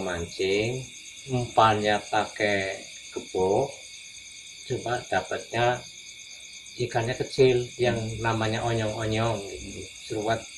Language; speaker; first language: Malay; non-native, local second language; Javanese